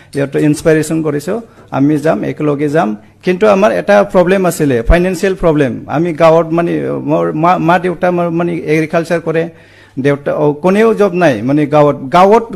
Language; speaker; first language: Assamese; non-native, local second language; Bodo